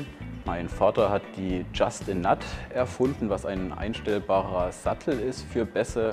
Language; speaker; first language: German; native; German